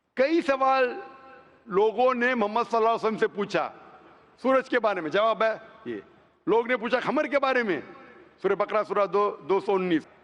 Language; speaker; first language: Hindi; non-native, local second language; Konkani